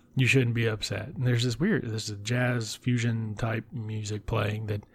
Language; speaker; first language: English; native; English